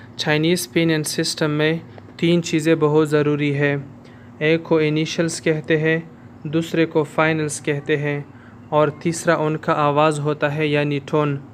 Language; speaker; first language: Urdu; non-native, local second language; Pashto